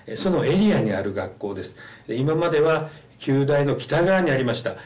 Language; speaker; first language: Japanese; native; Japanese